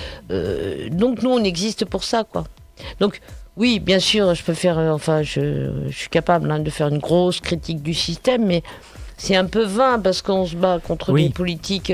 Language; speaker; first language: French; native; French